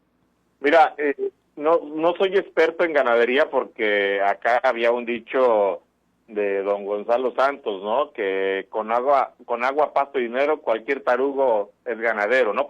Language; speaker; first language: Spanish; native; Spanish